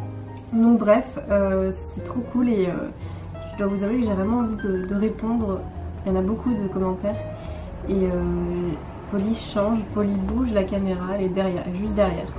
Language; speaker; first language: French; native; French